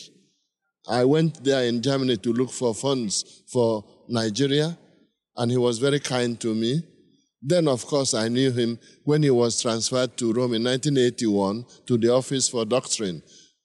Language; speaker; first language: English; non-native, local second language; Igbo